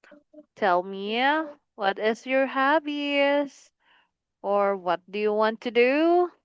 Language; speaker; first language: English; non-native, fluent; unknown